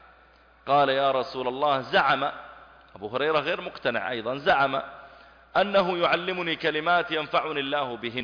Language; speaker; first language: Arabic; native; Arabic